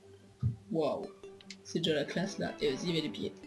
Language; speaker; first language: French; native; French